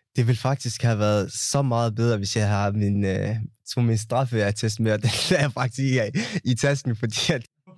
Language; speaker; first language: Danish; early bilingual, other home language; Somali